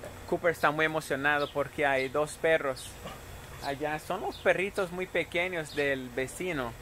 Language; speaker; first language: Spanish; non-native, fluent; Portuguese